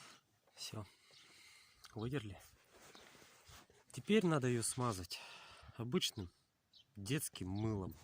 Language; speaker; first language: Russian; native; Russian